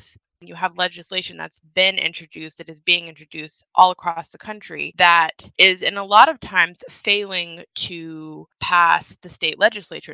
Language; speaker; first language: English; native; English